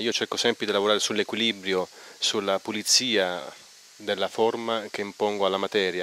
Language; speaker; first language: Italian; native; Italian